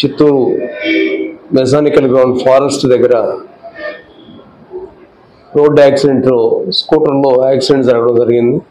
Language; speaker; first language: Telugu; native; Telugu